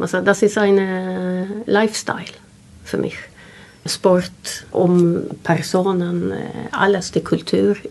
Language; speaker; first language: German; non-native, learner; Swedish